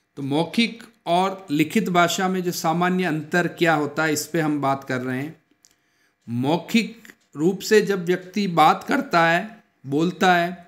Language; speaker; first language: Hindi; native; Hindi